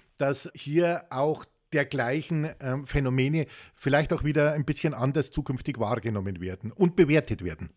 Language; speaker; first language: German; native; German